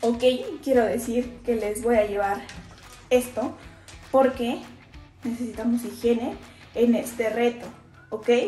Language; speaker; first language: Spanish; native; Spanish